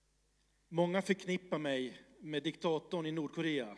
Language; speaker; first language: Swedish; early bilingual, other home language; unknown